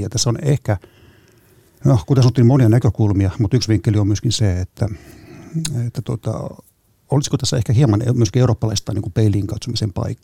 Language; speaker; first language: Finnish; native; Finnish